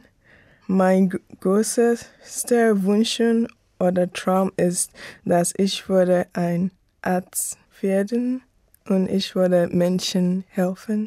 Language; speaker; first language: German; non-native, learner; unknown